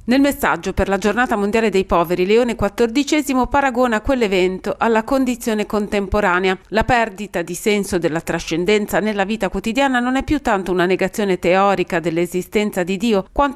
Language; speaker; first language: Italian; native; Italian